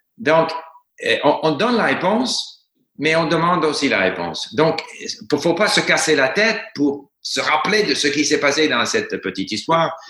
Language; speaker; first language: French; non-native, fluent; English